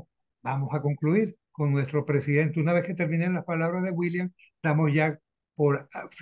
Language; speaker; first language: Spanish; native; Spanish